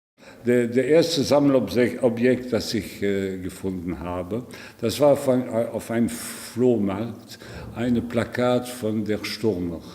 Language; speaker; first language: German; non-native, learner; French